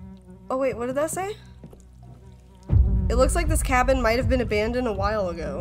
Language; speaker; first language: English; native; English